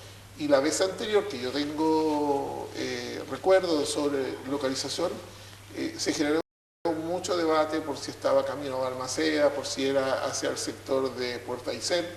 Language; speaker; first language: Spanish; native; Spanish